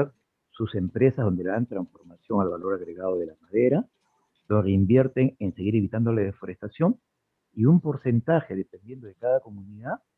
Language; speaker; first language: Spanish; native; Spanish